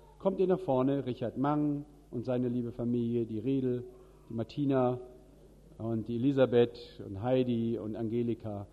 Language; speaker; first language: German; native; German